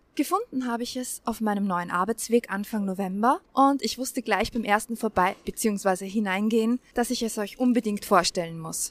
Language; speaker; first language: German; native; German